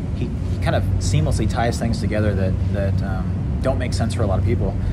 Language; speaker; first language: English; native; English